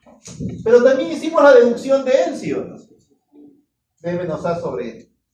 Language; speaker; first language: Spanish; native; Spanish